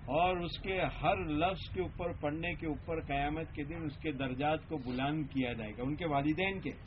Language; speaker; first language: Urdu; native; Urdu